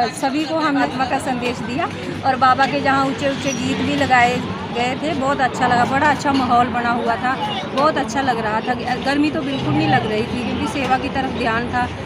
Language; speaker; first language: Hindi; non-native, local second language; Punjabi